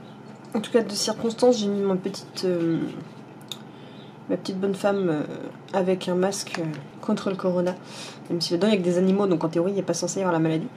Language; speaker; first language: French; native; French